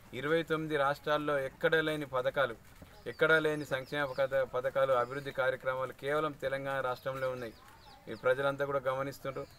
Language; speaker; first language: Telugu; native; Telugu